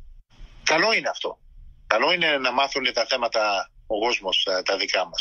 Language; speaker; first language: Greek; early bilingual, heritage; Greek